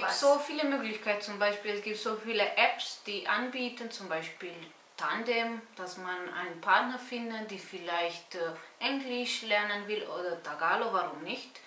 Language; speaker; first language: German; non-native, fluent; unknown